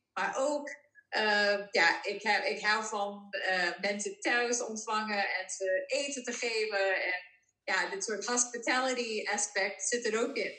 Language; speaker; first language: Dutch; non-native, fluent; English